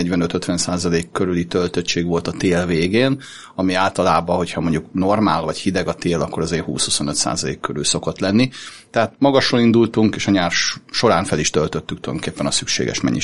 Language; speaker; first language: Hungarian; native; Hungarian